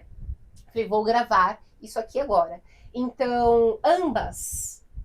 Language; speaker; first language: Portuguese; native; Portuguese